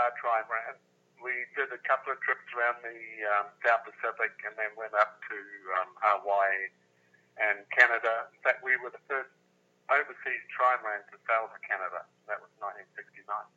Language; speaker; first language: English; native; English